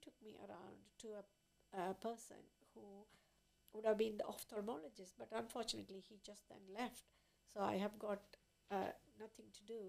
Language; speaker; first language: English; non-native, local second language; Tamil